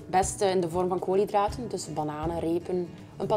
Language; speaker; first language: Dutch; native; Dutch